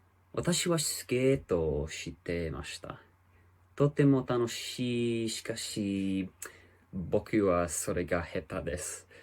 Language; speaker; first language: Japanese; non-native, learner; English